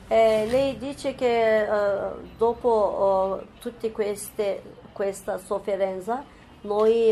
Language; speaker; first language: Italian; non-native, fluent; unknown